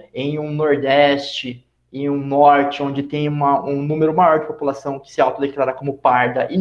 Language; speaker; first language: Portuguese; native; Portuguese